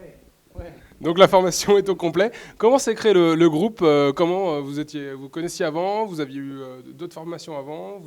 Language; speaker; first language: French; native; French